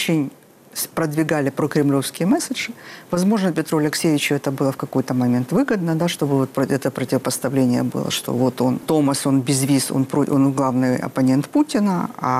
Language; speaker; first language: Russian; native; Russian